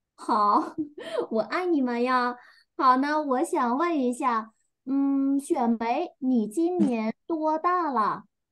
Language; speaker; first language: Chinese; non-native, fluent; Vietnamese